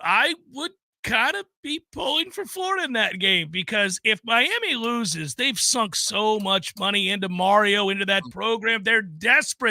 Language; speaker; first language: English; native; English